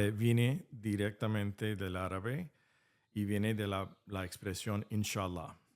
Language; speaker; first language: Spanish; non-native, fluent; English